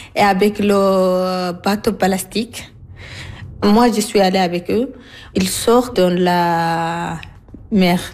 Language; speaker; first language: French; non-native, learner; Arabic